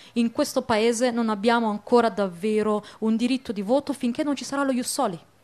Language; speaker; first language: Italian; early bilingual, other home language; Arabic